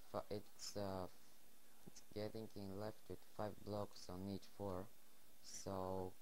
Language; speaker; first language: English; non-native, learner; Bulgarian